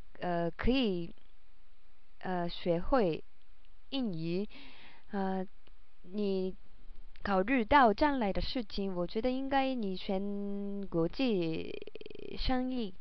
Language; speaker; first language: Chinese; non-native, learner; Japanese